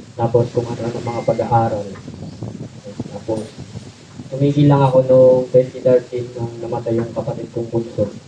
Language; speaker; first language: Filipino; native; Filipino